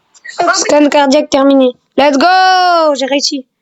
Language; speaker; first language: French; native; French